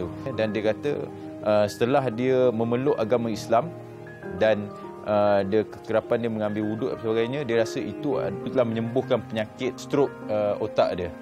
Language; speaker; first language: Malay; native; Malay